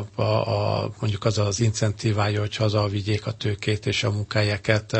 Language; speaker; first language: Hungarian; native; Hungarian